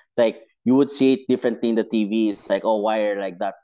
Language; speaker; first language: English; non-native, local second language; Cebuano